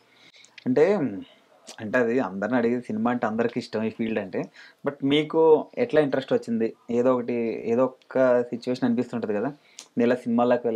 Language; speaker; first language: Telugu; native; Telugu